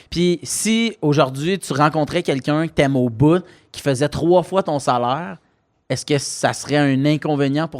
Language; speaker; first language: French; native; French